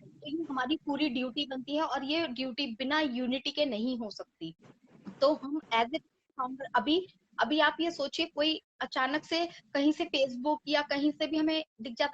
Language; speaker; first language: Hindi; native; Hindi